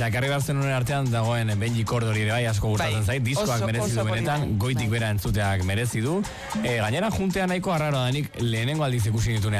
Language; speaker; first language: Basque; native; Basque